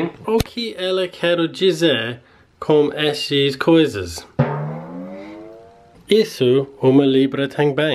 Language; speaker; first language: Portuguese; non-native, learner; English